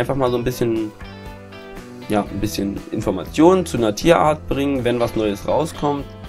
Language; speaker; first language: German; native; German